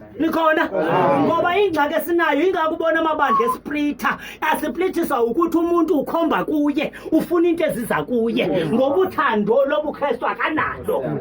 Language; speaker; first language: Zulu; non-native, local second language; Xhosa